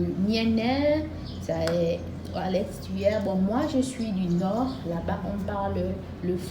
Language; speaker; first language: French; non-native, local second language; Fang